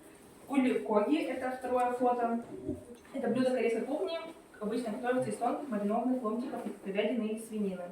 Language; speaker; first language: Russian; native; Russian